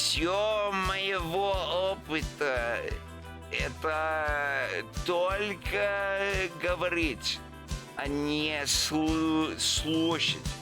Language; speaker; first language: Russian; non-native, learner; English